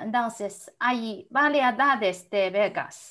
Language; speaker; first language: Spanish; non-native, fluent; Chinese